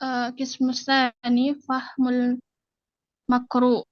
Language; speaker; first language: Arabic; non-native, learner; Indonesian